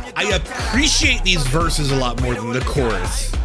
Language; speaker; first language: English; native; English